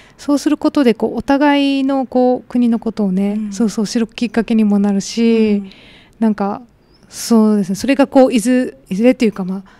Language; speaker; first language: Japanese; native; Japanese